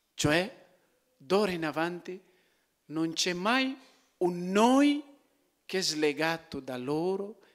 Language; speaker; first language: Italian; non-native, fluent; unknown